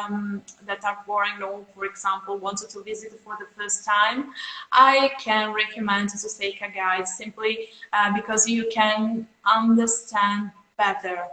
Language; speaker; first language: English; non-native, fluent; Italian